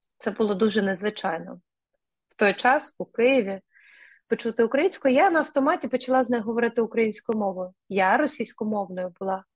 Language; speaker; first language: Ukrainian; non-native, local second language; Russian